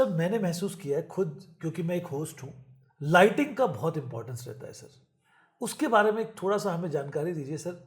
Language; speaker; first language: Hindi; native; Hindi